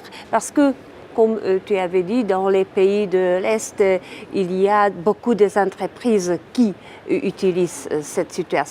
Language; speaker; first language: French; non-native, fluent; Czech